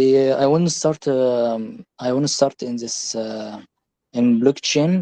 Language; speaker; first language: English; non-native, learner; Arabic